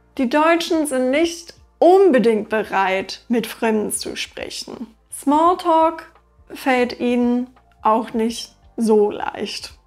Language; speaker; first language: German; non-native, fluent; English